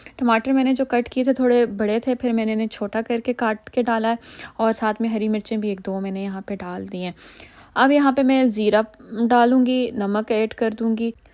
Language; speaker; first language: Urdu; native; Urdu